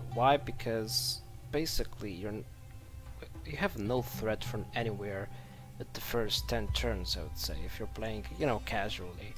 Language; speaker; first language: English; non-native, fluent; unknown